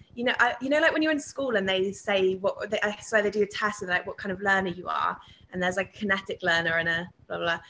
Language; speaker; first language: English; native; English